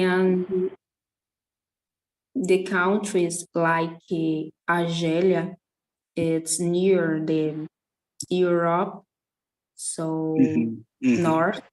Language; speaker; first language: English; non-native, learner; Portuguese